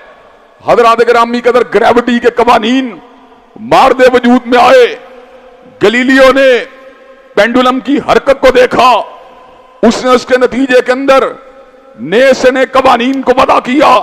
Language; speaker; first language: Urdu; native; Urdu